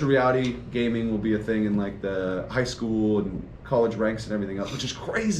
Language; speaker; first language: English; native; English